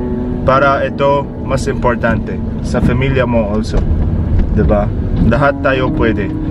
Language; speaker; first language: Filipino; non-native, learner; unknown